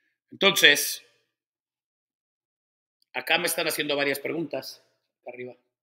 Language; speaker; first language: Spanish; early bilingual, heritage; Spanish